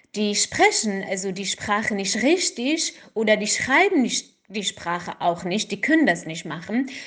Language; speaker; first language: German; non-native, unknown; Kurdish